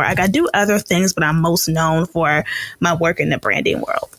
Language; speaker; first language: English; native; English